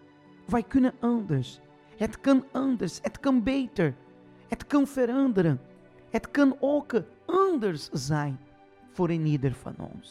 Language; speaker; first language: Dutch; non-native, fluent; Portuguese